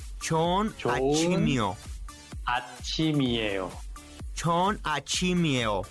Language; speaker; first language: Korean; non-native, learner; Spanish